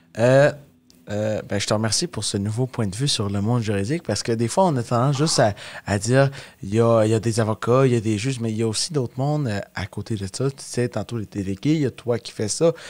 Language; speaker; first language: French; native; French